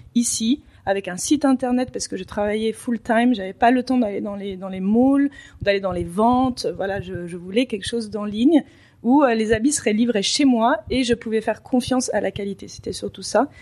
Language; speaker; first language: French; native; French